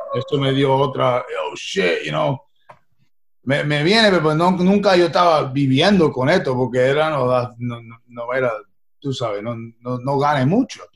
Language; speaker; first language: Spanish; early bilingual, heritage; Spanish